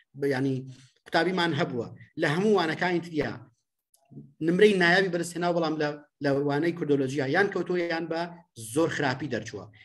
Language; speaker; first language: Central Kurdish; native; Central Kurdish